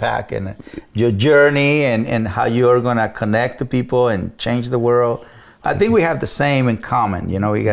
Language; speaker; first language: English; non-native, fluent; Spanish